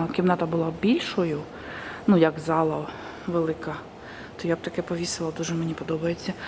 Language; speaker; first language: Ukrainian; native; Ukrainian